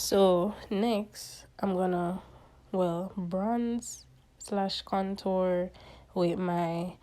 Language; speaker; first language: English; native; English